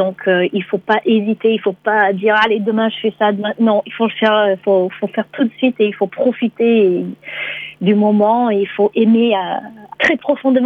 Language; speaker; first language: French; non-native, fluent; English